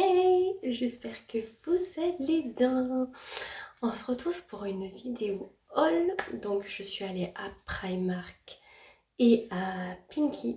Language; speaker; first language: French; native; French